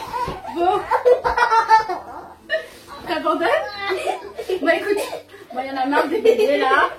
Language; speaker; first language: French; native; French